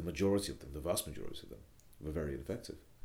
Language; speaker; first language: English; non-native, local second language; Bangla